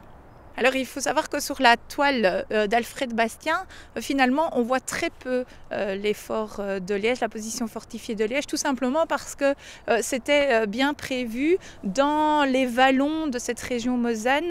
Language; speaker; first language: French; native; French